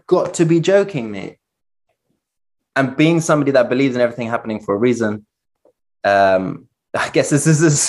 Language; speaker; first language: English; native; English